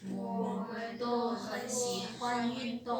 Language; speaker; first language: Chinese; non-native, learner; Lao